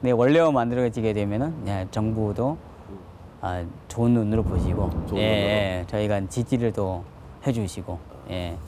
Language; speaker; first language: Korean; non-native, fluent; Chinese